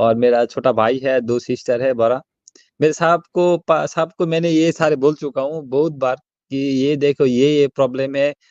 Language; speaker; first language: Hindi; non-native, learner; Bangla